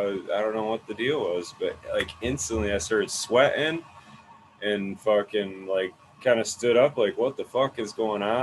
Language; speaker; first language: English; native; English